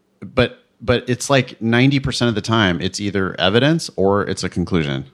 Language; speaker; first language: English; native; English